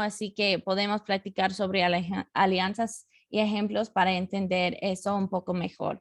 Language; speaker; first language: Spanish; non-native, fluent; English